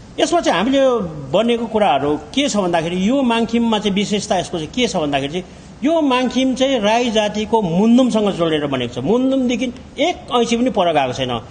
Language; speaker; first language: Nepali; native; Nepali